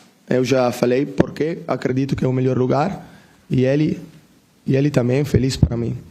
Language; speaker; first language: Portuguese; non-native, learner; Italian